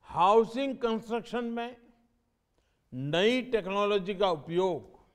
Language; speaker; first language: Hindi; native; Hindi